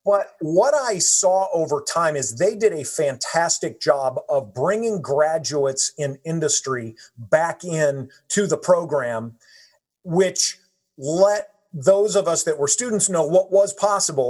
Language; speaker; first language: English; native; English